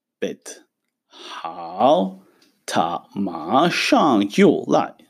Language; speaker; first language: Chinese; non-native, fluent; Hebrew